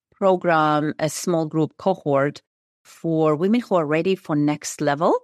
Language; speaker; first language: English; non-native, fluent; Russian